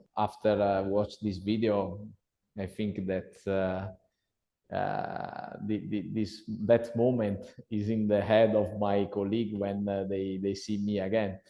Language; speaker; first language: English; non-native, learner; Italian